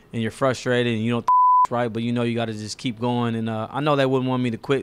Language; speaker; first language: English; native; English